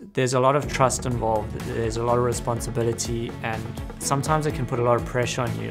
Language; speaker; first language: English; native; English